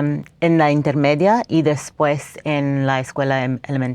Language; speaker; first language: Spanish; non-native, fluent; English